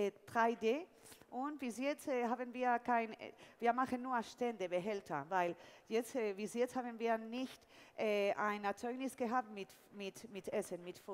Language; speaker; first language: German; non-native, fluent; Spanish